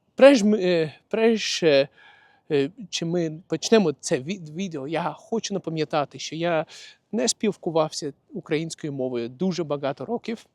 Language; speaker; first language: Ukrainian; non-native, local second language; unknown